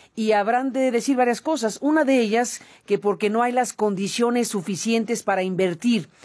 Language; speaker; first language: Spanish; native; Spanish